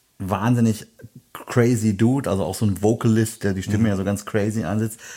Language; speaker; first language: German; native; German